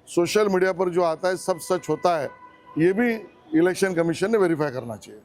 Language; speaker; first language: Hindi; non-native, local second language; Marathi